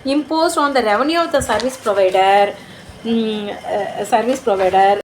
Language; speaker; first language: English; non-native, local second language; Tamil